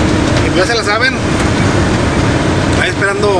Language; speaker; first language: Spanish; native; Spanish